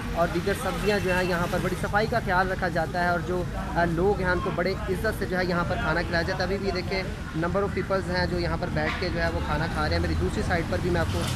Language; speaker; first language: Urdu; non-native, local second language; Punjabi